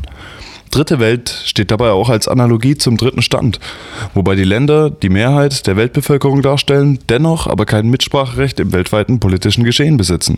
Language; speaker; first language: German; native; German